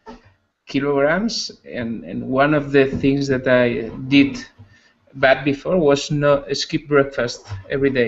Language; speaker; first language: English; non-native, learner; Spanish